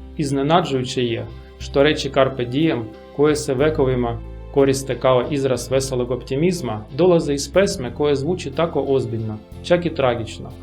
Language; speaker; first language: Serbian; non-native, fluent; Russian